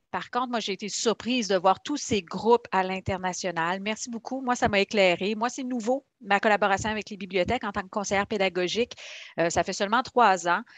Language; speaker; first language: French; native; French